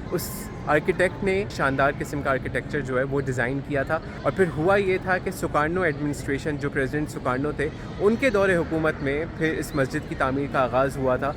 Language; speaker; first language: Urdu; native; Urdu